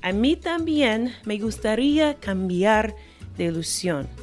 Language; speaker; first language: Spanish; non-native, fluent; English